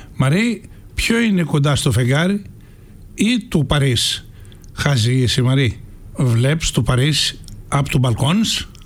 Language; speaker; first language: Greek; native; Greek